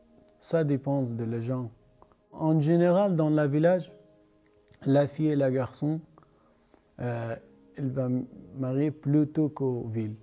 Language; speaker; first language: French; non-native, learner; Persian